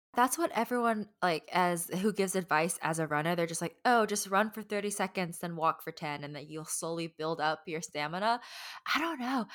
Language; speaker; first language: English; early bilingual, other home language; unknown